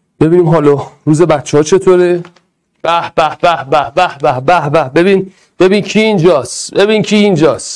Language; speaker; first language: Persian; non-native, local second language; Arabic